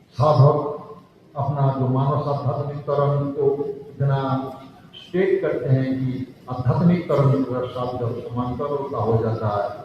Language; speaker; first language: Hindi; non-native, local second language; Bangla